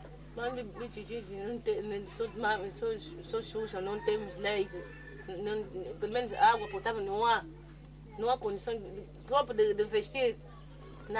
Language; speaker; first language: Portuguese; non-native, local second language; Kongo